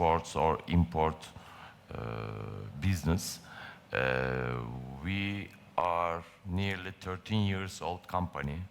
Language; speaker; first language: English; non-native, learner; Turkish